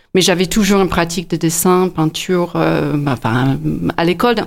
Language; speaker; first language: French; non-native, fluent; English